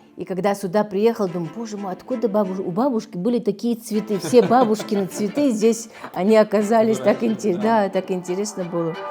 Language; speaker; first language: Russian; non-native, local second language; Abkhazian